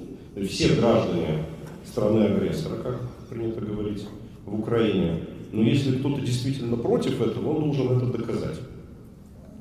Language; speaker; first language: Russian; native; Russian